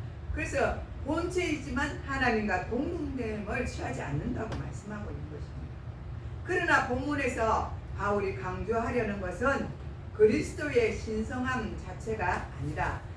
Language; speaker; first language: Korean; native; Korean